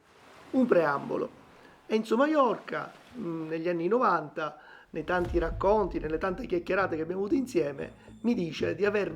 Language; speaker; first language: Italian; native; Italian